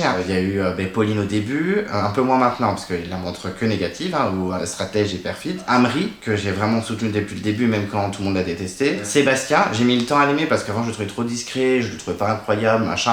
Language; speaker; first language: French; native; French